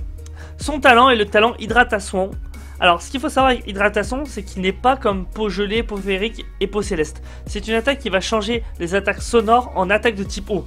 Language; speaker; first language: French; native; French